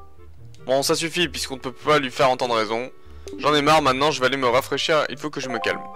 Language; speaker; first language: French; native; French